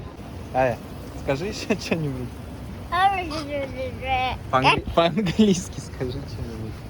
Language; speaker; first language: Russian; native; Russian